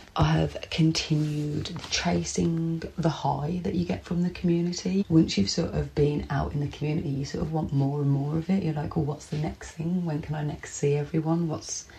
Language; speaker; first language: English; native; English